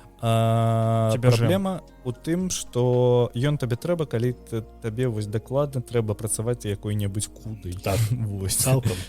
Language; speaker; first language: Belarusian; native; Belarusian